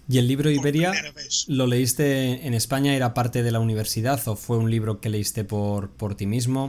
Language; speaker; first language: Spanish; native; Spanish